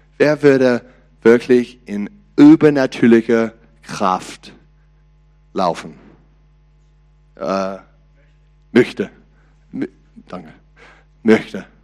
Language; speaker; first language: German; non-native, learner; English